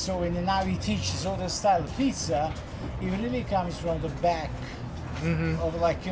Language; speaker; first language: English; non-native, fluent; Italian